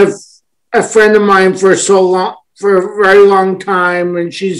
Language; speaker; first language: English; native; English